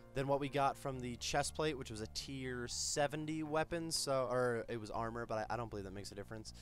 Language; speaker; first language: English; native; English